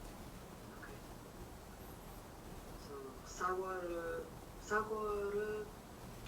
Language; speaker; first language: Korean; non-native, learner; English